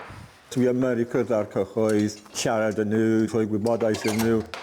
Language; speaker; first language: Welsh; native; Welsh